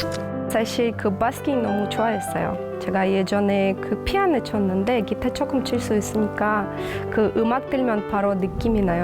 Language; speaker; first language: Korean; non-native, learner; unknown